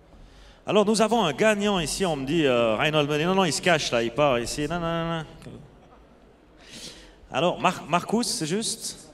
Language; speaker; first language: French; native; French